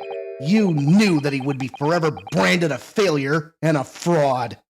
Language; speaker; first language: English; native; English